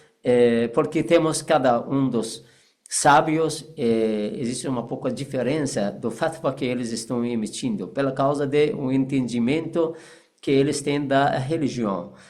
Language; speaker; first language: Portuguese; non-native, fluent; Persian